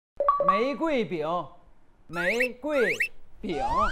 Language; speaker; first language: Chinese; native; Chinese